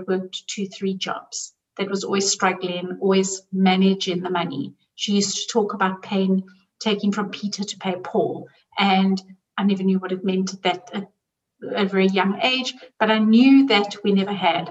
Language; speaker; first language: English; native; English